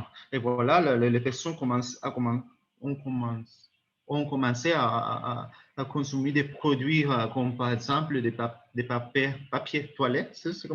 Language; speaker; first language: French; non-native, learner; Spanish